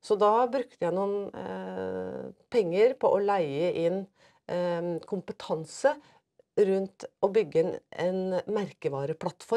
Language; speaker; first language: Norwegian; native; Norwegian